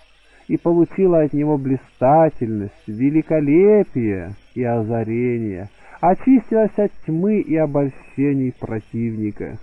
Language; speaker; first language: Russian; native; Russian